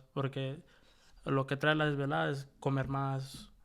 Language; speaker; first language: Spanish; early bilingual, heritage; Spanish